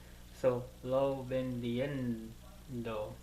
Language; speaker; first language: Spanish; non-native, learner; English